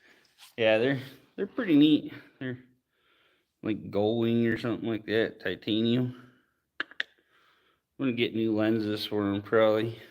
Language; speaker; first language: English; native; English